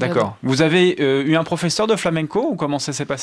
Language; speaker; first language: French; native; French